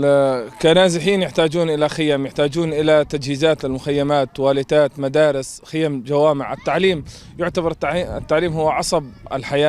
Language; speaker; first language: Arabic; native; Arabic